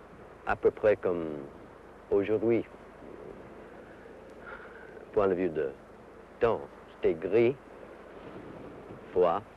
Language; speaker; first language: French; non-native, fluent; English